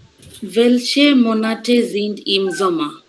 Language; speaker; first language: German; non-native, learner; Bangla